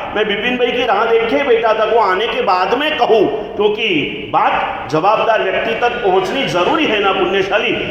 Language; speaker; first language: Hindi; non-native, local second language; Gujarati